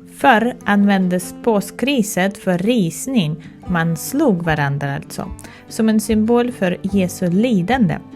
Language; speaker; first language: Swedish; non-native, fluent; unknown